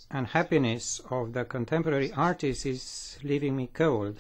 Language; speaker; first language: English; non-native, fluent; Romanian